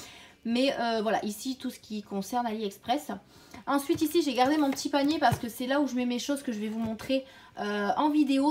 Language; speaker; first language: French; native; French